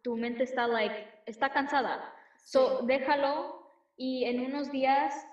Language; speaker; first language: Spanish; early bilingual, heritage; Spanish